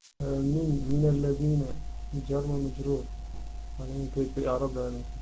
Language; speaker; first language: Arabic; non-native, learner; Dutch